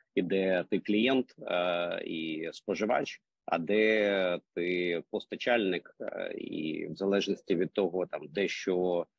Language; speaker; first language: Ukrainian; non-native, local second language; Russian